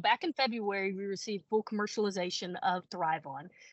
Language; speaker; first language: English; native; English